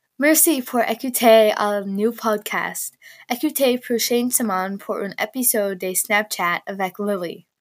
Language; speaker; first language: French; non-native, learner; English